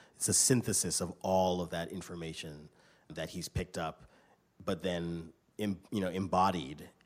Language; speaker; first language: English; native; English